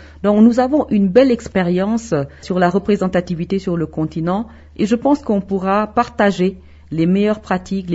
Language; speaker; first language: French; non-native, local second language; Wolof